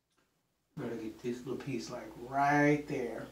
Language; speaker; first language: English; native; English